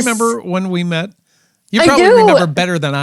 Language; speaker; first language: English; native; English